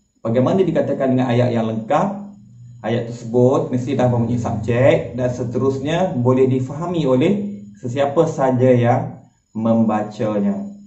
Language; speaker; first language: Malay; native; Malay